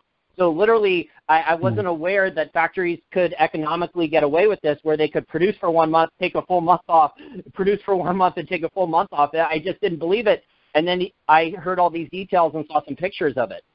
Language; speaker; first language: English; native; English